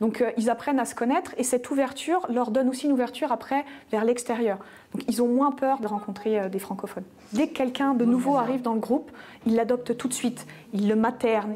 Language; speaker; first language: French; native; French